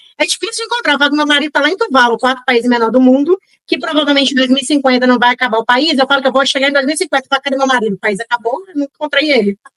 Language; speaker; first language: Portuguese; native; Portuguese